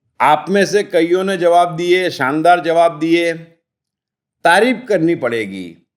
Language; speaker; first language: Hindi; native; Hindi